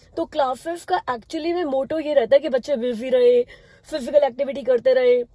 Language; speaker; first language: Hindi; native; Hindi